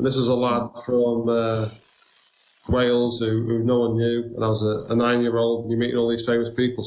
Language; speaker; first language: English; native; English